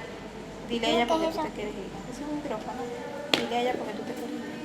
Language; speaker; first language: Spanish; native; Spanish